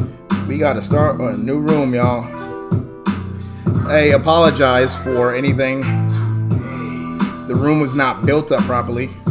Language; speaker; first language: English; native; English